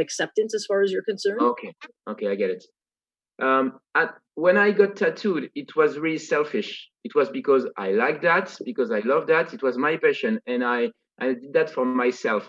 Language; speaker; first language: English; non-native, fluent; French